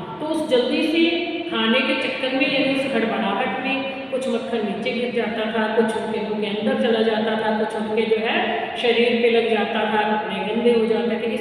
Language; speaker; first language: Hindi; native; Hindi